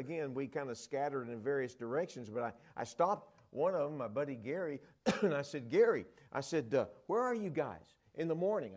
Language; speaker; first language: English; native; English